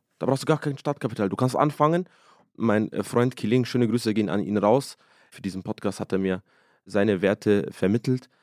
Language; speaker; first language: German; early bilingual, other home language; Arabic